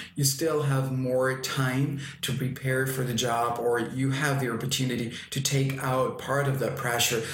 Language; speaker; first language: English; non-native, fluent; German